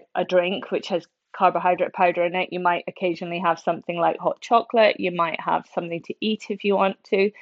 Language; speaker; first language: English; native; English